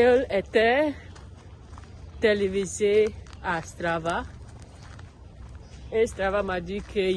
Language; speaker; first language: French; non-native, learner; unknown